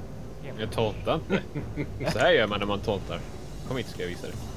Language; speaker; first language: Swedish; native; Swedish